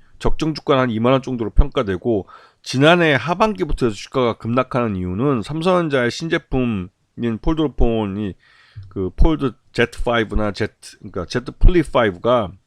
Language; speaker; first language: Korean; native; Korean